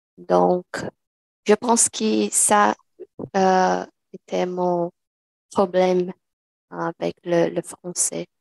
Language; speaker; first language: French; non-native, learner; Portuguese